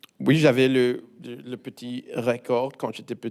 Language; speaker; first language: French; non-native, learner; English